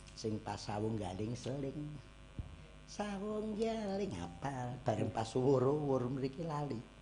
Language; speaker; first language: Javanese; native; Javanese